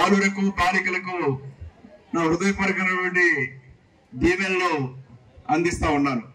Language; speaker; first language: Telugu; native; Telugu